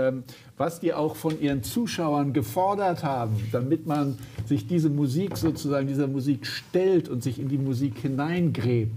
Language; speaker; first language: German; native; German